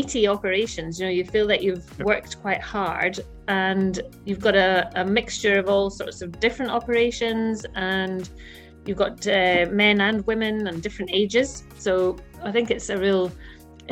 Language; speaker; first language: English; native; English